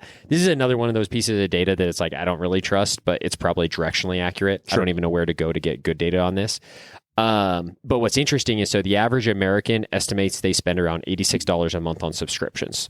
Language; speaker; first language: English; native; English